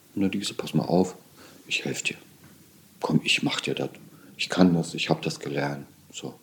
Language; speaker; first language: German; native; German